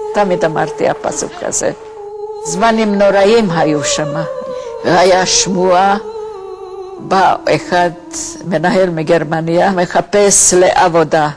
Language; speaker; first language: Hebrew; non-native, fluent; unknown